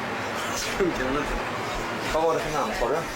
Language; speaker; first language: Swedish; native; Swedish